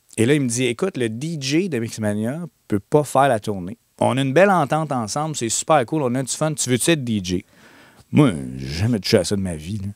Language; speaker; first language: French; native; French